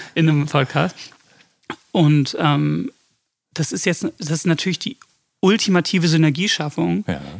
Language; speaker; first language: German; early bilingual, other home language; English